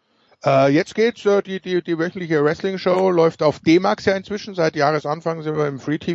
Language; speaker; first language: German; native; German